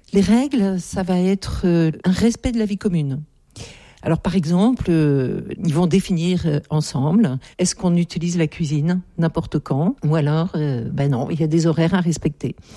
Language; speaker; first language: French; native; French